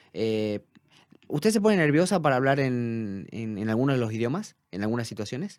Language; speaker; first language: Spanish; native; Spanish